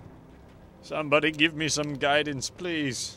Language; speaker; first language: English; native; English